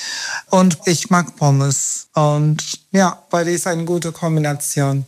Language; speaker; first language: German; non-native, learner; Turkish